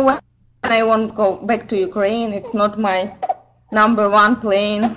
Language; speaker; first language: English; non-native, learner; Ukrainian